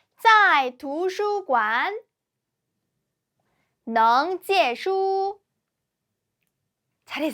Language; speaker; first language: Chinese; non-native, fluent; Korean